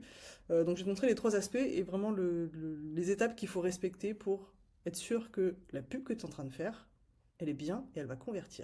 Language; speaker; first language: French; native; French